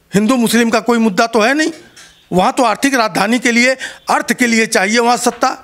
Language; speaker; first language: Hindi; native; Hindi